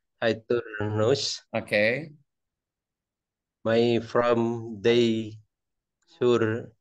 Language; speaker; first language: English; non-native, learner; Indonesian